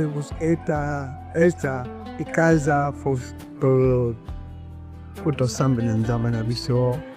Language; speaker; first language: Portuguese; non-native, learner; Lingala